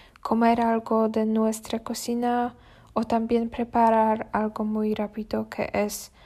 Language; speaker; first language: Spanish; non-native, learner; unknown